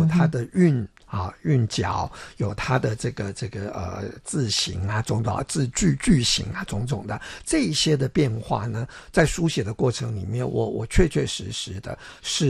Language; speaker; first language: Chinese; non-native, local second language; Min Nan Chinese